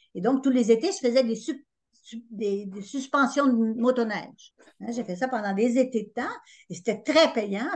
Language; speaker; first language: French; native; French